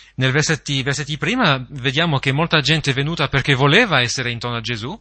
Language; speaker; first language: Italian; native; Italian